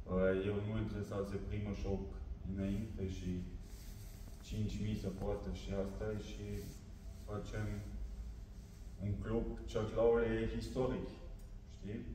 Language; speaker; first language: Romanian; non-native, learner; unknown